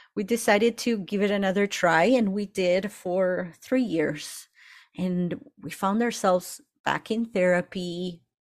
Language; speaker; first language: English; early bilingual, other home language; Spanish